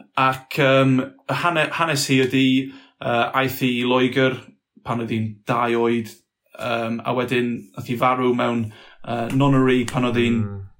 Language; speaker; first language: Welsh; non-native, local second language; English